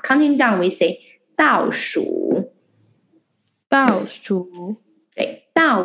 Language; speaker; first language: Chinese; non-native, fluent; English